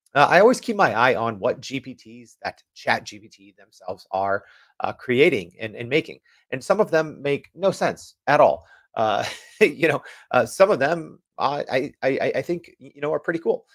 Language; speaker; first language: English; native; English